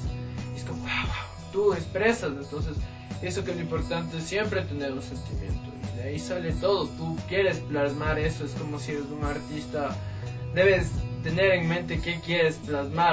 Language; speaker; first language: Spanish; native; Spanish